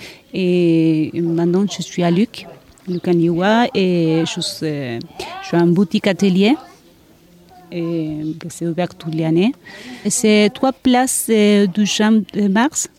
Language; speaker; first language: French; non-native, learner; Spanish